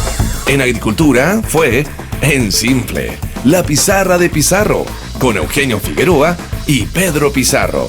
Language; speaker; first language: Spanish; native; Spanish